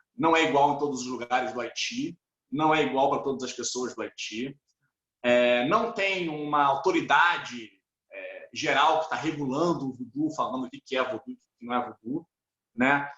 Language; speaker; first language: Portuguese; native; Portuguese